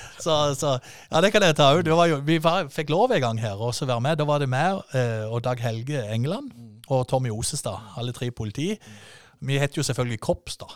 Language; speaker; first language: Norwegian; native; Norwegian